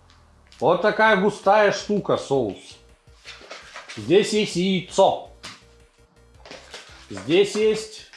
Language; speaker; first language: Russian; native; Russian